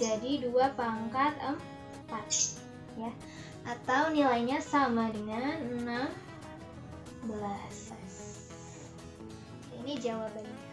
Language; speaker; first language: Indonesian; native; Indonesian